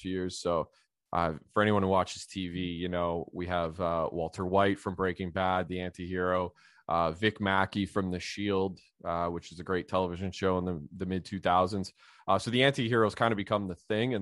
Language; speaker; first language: English; native; English